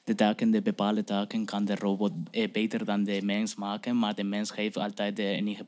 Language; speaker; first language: Dutch; non-native, learner; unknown